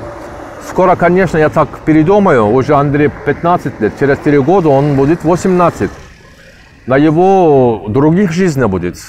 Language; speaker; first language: Russian; non-native, learner; Turkish